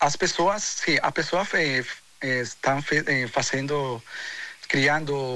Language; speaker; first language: Portuguese; non-native, fluent; Spanish